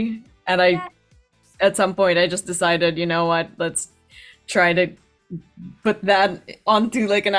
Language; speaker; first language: English; non-native, local second language; Filipino